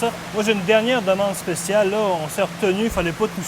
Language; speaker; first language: French; native; French